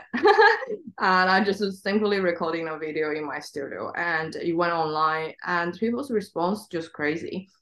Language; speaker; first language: English; non-native, fluent; Chinese